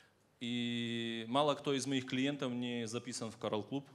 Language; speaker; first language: Polish; non-native, learner; Russian